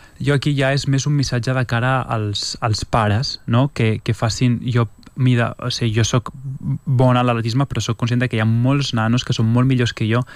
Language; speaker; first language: Catalan; early bilingual, other home language; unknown